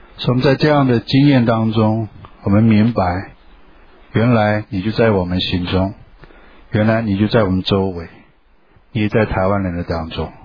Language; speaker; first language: Chinese; non-native, local second language; Hakka Chinese